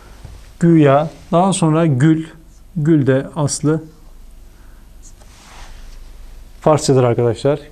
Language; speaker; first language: Turkish; native; Turkish